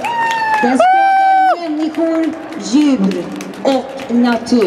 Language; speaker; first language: Swedish; native; Swedish